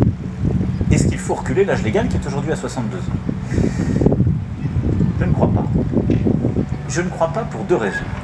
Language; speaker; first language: French; native; French